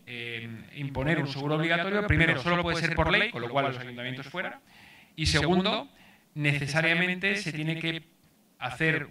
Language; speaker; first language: Spanish; native; Spanish